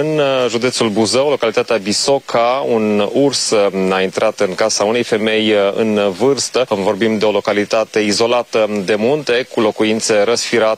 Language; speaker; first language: Romanian; native; Romanian